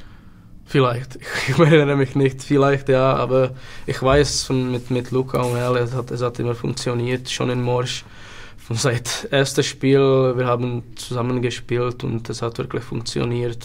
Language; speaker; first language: German; non-native, learner; Czech